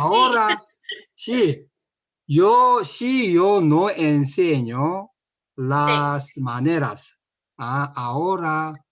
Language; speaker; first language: Spanish; non-native, learner; Korean